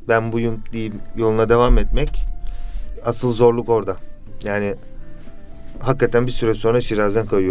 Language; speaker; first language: Turkish; native; Turkish